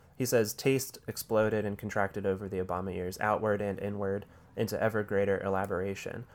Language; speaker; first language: English; native; English